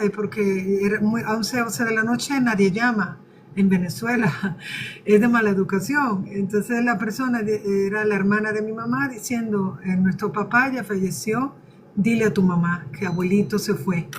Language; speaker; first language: Spanish; early bilingual, other home language; Portuguese